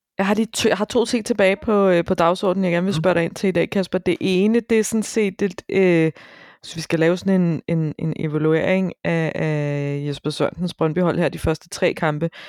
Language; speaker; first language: Danish; native; Danish